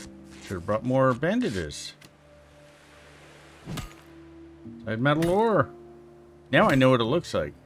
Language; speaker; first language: English; native; English